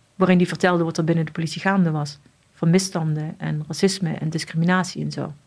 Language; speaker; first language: Dutch; early bilingual, other home language; Arabic